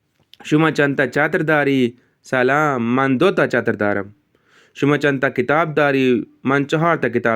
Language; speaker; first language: Persian; non-native, fluent; Urdu